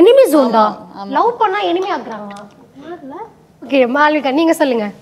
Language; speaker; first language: Tamil; native; Tamil